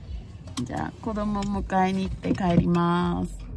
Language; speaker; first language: Japanese; native; Japanese